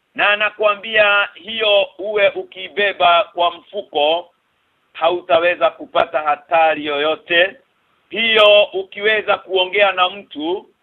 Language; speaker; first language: Swahili; native; Swahili